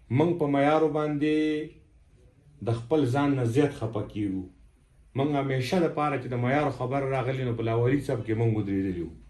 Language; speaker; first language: Pashto; non-native, local second language; Gujari